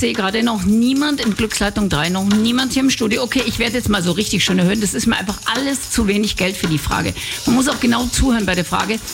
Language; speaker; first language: German; native; German